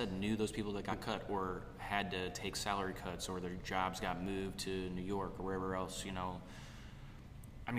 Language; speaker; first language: English; native; English